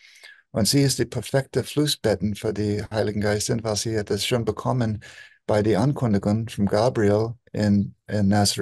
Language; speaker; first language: German; non-native, fluent; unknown